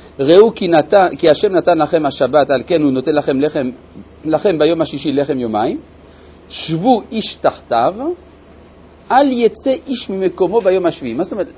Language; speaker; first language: Hebrew; non-native, fluent; French